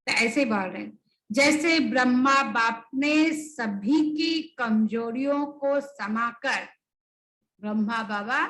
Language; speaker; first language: Hindi; non-native, local second language; Bangla